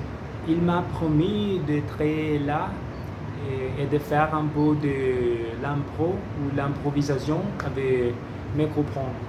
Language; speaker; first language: French; non-native, learner; Spanish